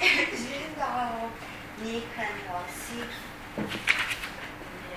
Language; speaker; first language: Chinese; non-native, learner; Italian